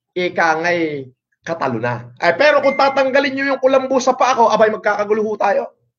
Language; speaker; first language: Filipino; non-native, local second language; Iloko